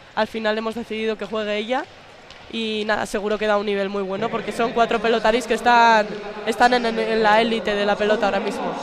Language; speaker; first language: Spanish; native; Spanish